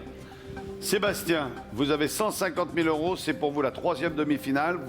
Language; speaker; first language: French; native; French